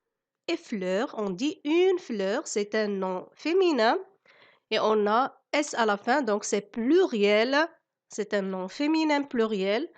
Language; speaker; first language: French; non-native, local second language; Arabic